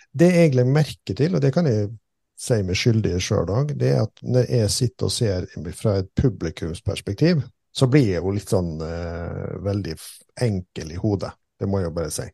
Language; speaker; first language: Norwegian; native; Norwegian